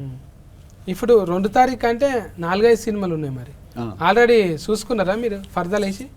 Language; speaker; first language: Telugu; native; Telugu